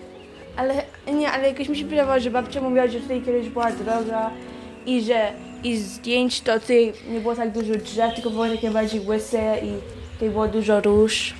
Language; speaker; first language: Polish; early bilingual, heritage; Polish